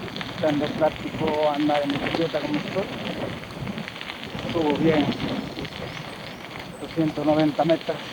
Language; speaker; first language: Spanish; non-native, local second language; Galician